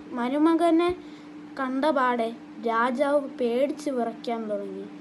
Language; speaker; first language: Malayalam; non-native, learner; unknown